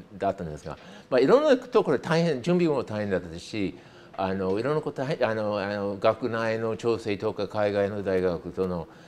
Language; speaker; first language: Japanese; non-native, fluent; English